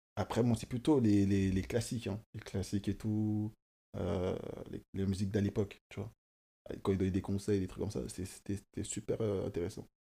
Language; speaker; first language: French; early bilingual, other home language; Kongo